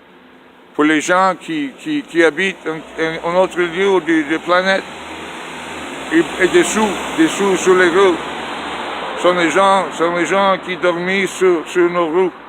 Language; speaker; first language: French; non-native, learner; English